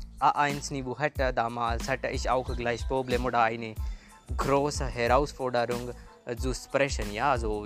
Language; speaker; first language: German; non-native, learner; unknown